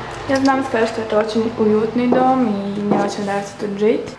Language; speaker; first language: Russian; early bilingual, heritage; Russian